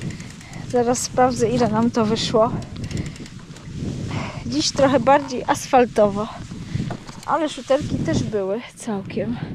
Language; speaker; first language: Polish; native; Polish